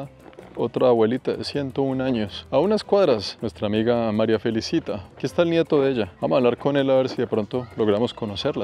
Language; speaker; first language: Spanish; native; Spanish